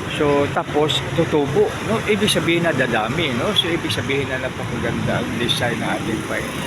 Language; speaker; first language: Filipino; native; Filipino